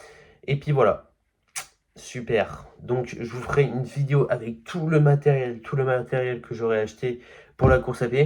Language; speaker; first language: French; native; French